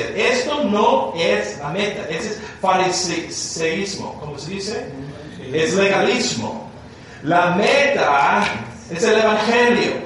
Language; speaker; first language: Spanish; non-native, learner; English